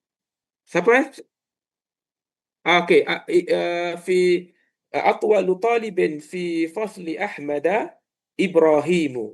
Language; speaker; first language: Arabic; non-native, fluent; Malay